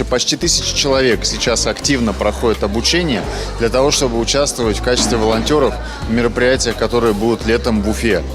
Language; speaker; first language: Russian; native; Russian